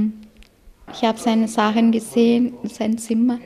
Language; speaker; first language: German; non-native, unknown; Malayalam